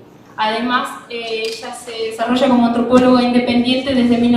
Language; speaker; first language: Spanish; native; Spanish